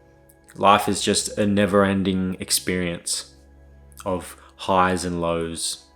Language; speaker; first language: English; native; English